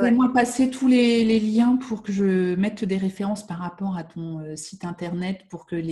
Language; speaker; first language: French; native; French